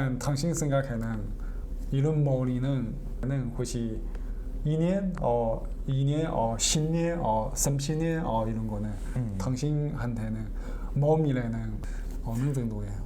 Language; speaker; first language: Korean; non-native, learner; Chinese